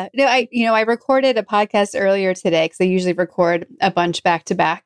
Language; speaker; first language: English; native; English